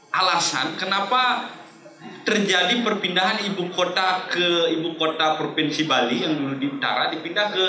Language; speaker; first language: Indonesian; non-native, local second language; Balinese